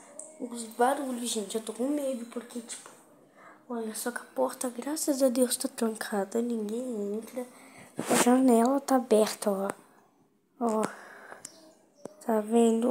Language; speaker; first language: Portuguese; native; Portuguese